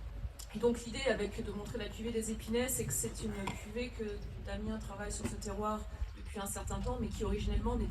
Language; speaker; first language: French; native; French